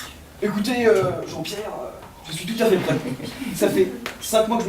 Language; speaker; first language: French; native; French